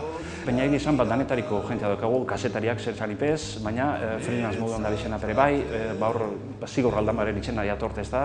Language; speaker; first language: Basque; native; Basque